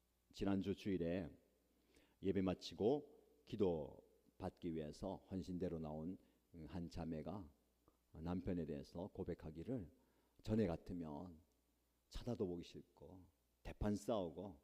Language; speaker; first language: Korean; native; Korean